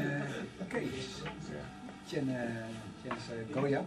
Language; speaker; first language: Spanish; non-native, learner; Dutch